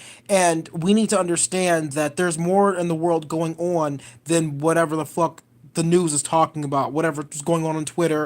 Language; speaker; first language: English; native; English